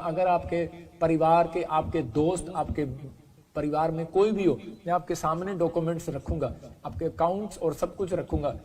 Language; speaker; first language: Hindi; non-native, local second language; Punjabi